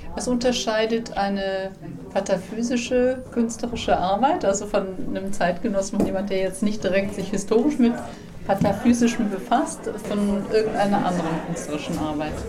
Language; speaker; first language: German; native; German